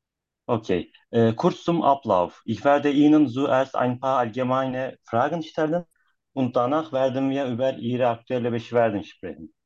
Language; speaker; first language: German; non-native, learner; Turkish